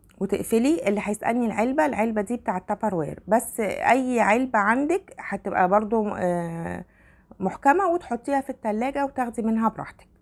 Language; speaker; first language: Arabic; native; Arabic